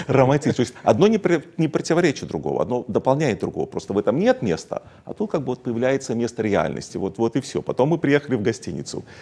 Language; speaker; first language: Russian; native; Russian